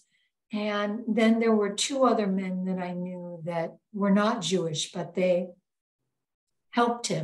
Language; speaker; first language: English; native; English